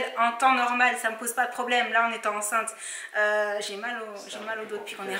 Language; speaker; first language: French; native; French